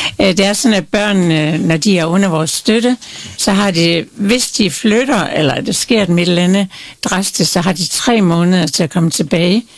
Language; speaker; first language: Danish; non-native, local second language; Faroese